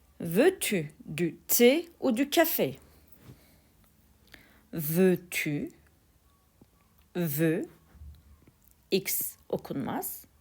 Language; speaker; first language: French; non-native, fluent; Turkish